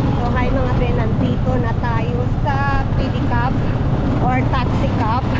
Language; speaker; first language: Filipino; non-native, local second language; Cebuano